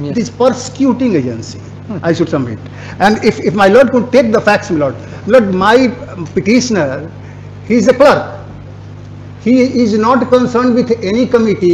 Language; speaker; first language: English; non-native, local second language; Hindi